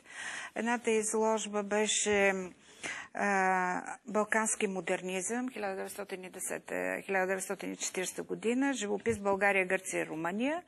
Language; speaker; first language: Bulgarian; native; Bulgarian